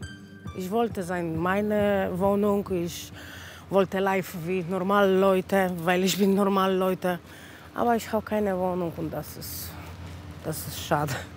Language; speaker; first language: German; non-native, learner; Polish